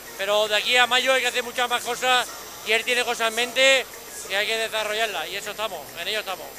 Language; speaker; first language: Spanish; native; Spanish